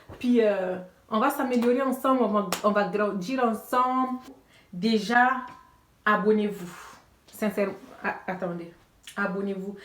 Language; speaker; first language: French; non-native, local second language; Bambara